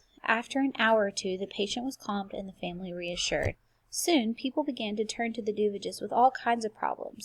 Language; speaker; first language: English; native; English